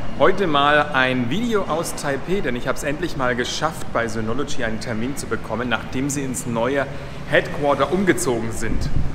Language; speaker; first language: German; native; German